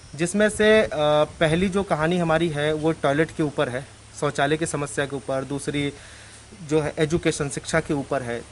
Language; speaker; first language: Hindi; native; Hindi